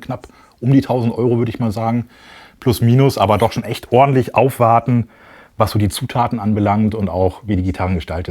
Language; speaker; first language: German; native; German